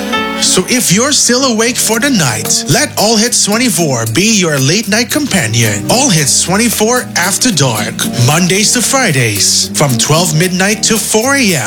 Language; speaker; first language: English; non-native, local second language; Filipino